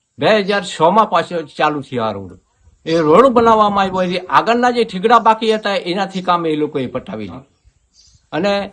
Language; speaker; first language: Gujarati; non-native, local second language; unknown